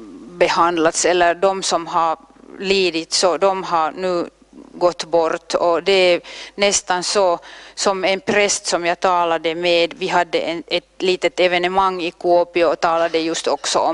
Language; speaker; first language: Swedish; non-native, local second language; Finnish